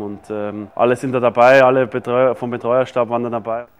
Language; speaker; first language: German; native; German